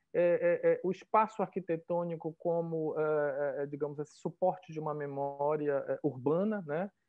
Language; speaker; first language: Portuguese; native; Portuguese